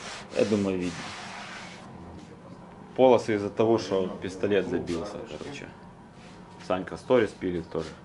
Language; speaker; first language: Russian; native; Russian